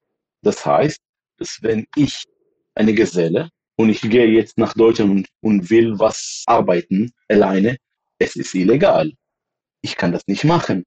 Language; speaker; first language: German; non-native, fluent; Hebrew